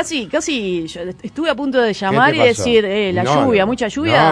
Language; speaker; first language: Spanish; native; Spanish